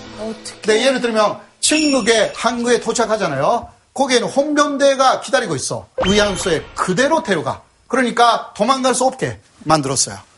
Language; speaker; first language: Korean; non-native, fluent; Japanese